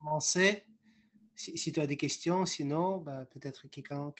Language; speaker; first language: French; non-native, fluent; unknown